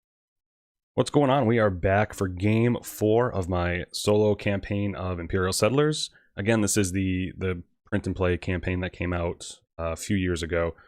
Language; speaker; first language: English; native; English